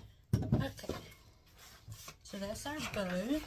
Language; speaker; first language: English; native; English